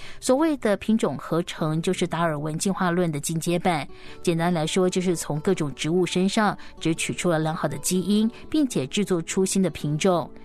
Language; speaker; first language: Chinese; native; Chinese